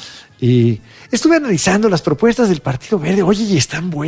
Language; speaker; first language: Spanish; native; Spanish